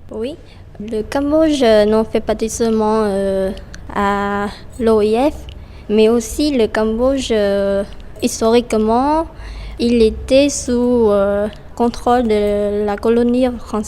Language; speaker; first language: French; non-native, fluent; Khmer